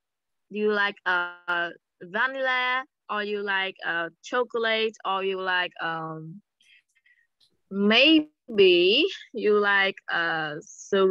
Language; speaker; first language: English; non-native, fluent; Vietnamese